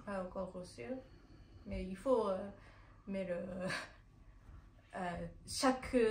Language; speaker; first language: French; non-native, learner; Japanese